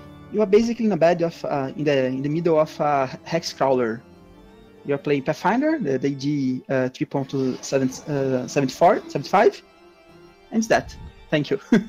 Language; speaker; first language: English; non-native, learner; Portuguese